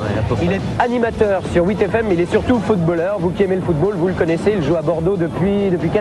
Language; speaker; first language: French; native; French